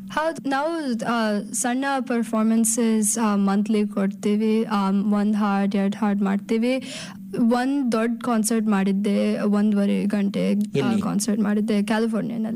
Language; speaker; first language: Kannada; early bilingual, heritage; Kannada